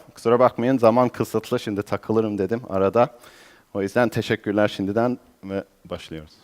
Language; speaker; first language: Turkish; early bilingual, heritage; Turkish